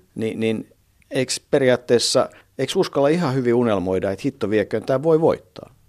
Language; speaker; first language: Finnish; native; Finnish